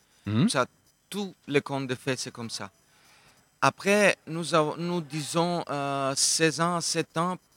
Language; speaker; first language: French; non-native, local second language; Italian